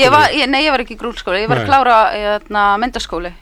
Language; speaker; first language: Icelandic; early bilingual, heritage; Polish